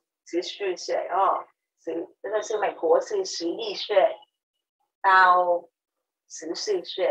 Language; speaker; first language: Chinese; non-native, learner; Vietnamese